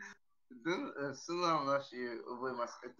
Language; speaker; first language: Japanese; non-native, learner; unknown